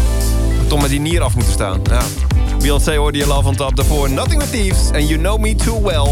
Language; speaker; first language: Dutch; native; Dutch